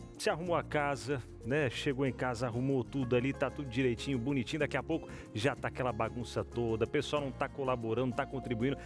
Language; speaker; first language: Portuguese; native; Portuguese